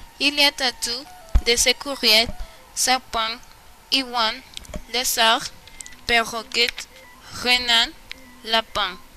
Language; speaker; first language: French; non-native, learner; Spanish